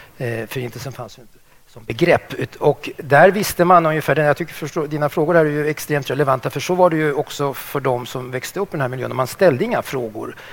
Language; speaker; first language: Swedish; native; Swedish